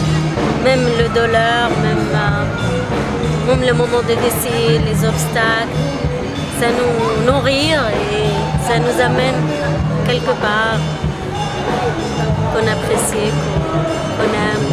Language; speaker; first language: French; non-native, fluent; Arabic